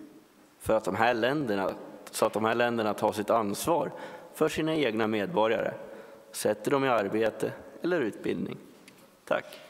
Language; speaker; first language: Swedish; native; Swedish